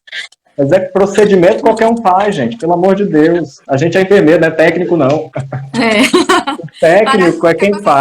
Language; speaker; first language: Portuguese; native; Portuguese